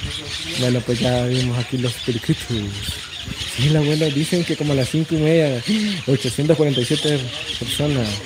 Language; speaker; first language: Spanish; native; Spanish